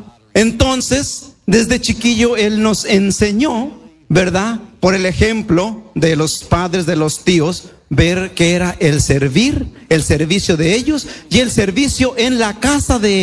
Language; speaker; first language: Spanish; native; Spanish